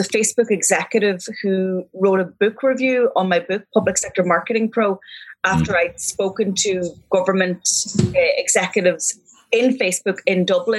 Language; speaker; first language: English; native; English